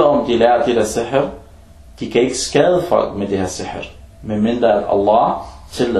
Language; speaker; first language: Danish; non-native, fluent; Arabic